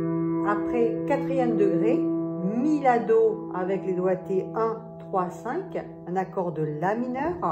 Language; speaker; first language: French; native; French